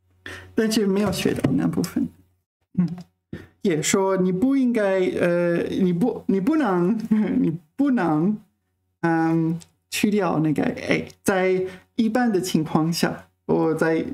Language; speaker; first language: Chinese; non-native, fluent; English